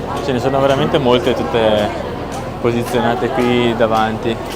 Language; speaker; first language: Italian; native; Italian